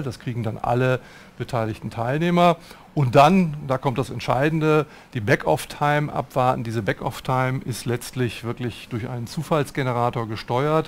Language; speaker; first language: German; native; German